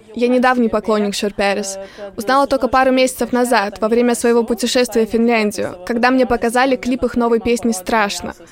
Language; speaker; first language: Russian; non-native, local second language; Lithuanian